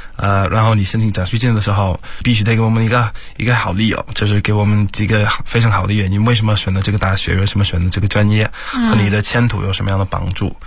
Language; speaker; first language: Chinese; non-native, learner; English